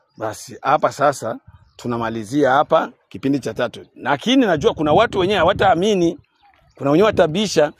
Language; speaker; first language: Swahili; native; Swahili